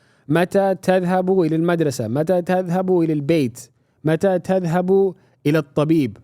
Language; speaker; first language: Arabic; non-native, fluent; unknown